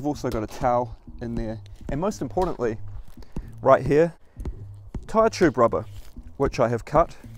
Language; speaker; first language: English; native; English